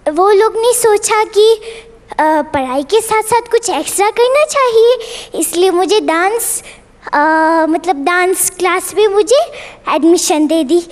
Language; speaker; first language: Hindi; non-native, local second language; Bangla